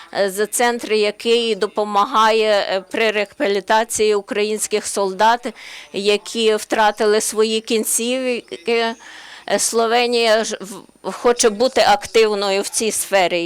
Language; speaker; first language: Ukrainian; non-native, learner; Slovenian